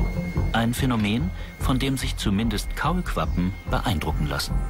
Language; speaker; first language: German; native; German